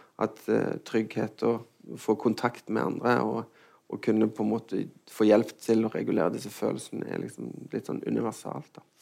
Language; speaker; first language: Norwegian; native; Norwegian